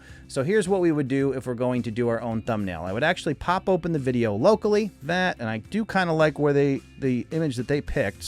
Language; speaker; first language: English; native; English